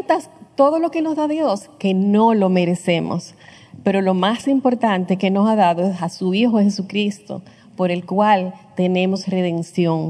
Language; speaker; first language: Spanish; native; Spanish